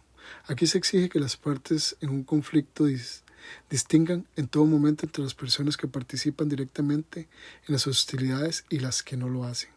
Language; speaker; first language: Spanish; native; Spanish